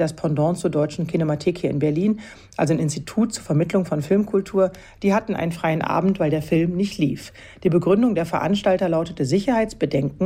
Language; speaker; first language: German; native; German